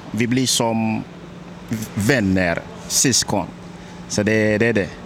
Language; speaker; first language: Swedish; non-native, learner; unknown